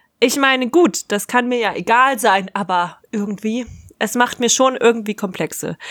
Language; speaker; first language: German; native; German